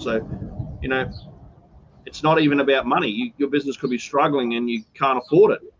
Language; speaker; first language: English; native; English